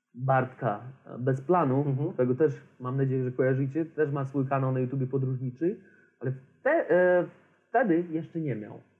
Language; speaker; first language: Polish; non-native, fluent; Romanian